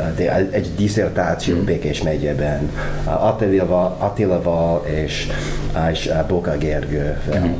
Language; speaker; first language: Hungarian; non-native, learner; English